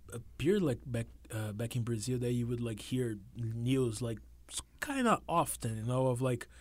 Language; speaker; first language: English; non-native, fluent; Portuguese